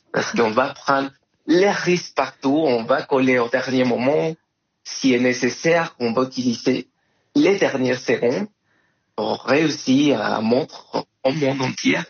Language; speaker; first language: French; non-native, fluent; Spanish